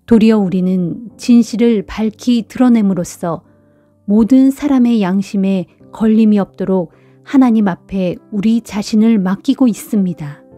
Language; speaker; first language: Korean; native; Korean